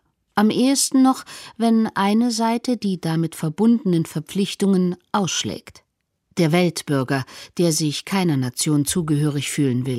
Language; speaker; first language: German; native; German